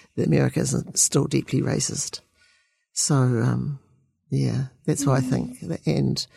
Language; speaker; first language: English; native; English